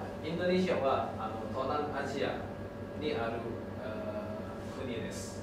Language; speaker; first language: Japanese; non-native, learner; Indonesian